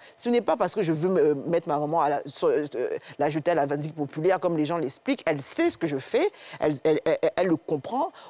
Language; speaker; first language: French; native; French